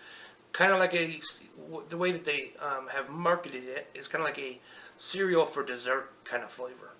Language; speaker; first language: English; native; English